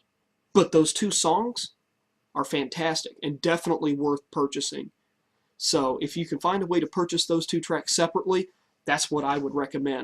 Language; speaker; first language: English; native; English